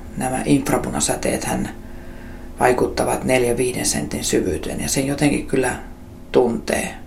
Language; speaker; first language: Finnish; native; Finnish